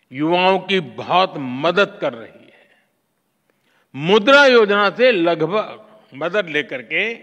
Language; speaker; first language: Hindi; non-native, local second language; Gujarati